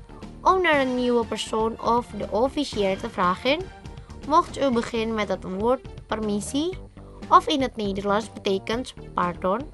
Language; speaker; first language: Dutch; non-native, fluent; Indonesian